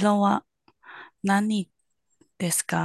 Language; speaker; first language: Japanese; non-native, learner; Chinese